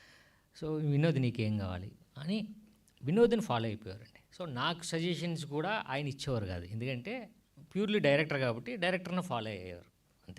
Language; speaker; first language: Telugu; native; Telugu